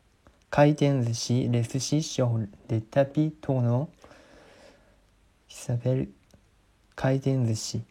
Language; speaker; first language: French; non-native, learner; Japanese